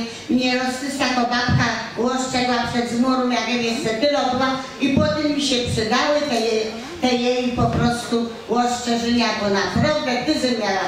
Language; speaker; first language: Polish; native; Polish